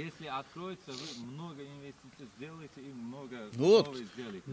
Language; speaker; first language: Russian; non-native, local second language; Uzbek